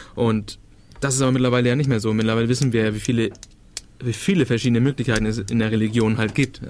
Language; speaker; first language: German; non-native, fluent; Danish